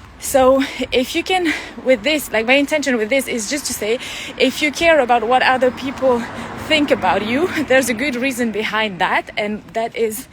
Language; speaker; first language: English; non-native, fluent; French